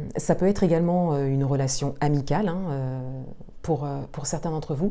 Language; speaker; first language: French; native; French